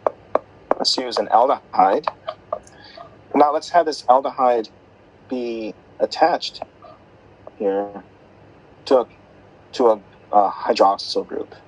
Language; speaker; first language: English; native; English